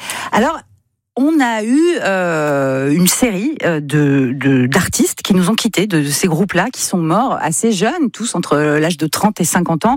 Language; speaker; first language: French; native; French